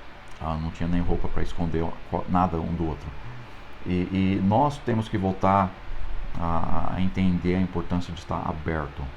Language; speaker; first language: Portuguese; non-native, fluent; English